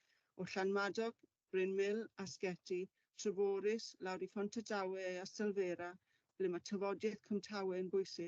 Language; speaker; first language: Welsh; native; Welsh